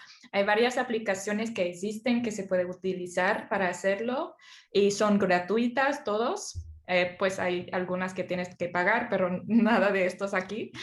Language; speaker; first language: Spanish; non-native, fluent; English